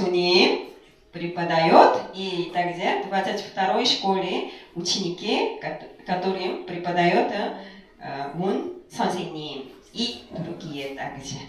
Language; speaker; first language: Russian; non-native, fluent; Korean